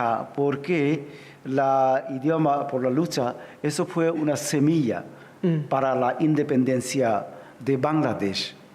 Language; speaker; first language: Spanish; non-native, fluent; Bangla